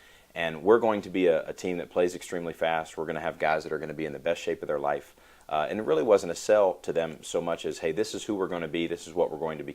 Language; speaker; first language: English; native; English